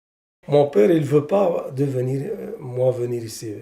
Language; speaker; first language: French; non-native, learner; Arabic